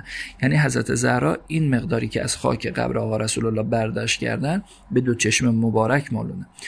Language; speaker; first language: Persian; native; Persian